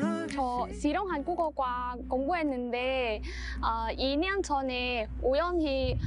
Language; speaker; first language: Korean; non-native, learner; Vietnamese